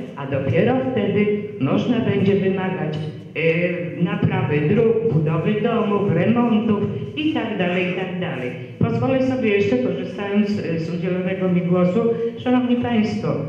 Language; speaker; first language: Polish; native; Polish